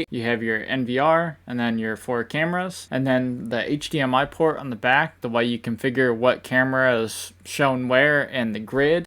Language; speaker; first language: English; native; English